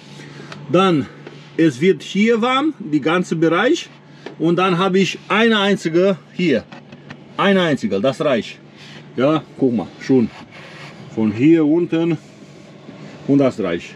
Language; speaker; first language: German; non-native, learner; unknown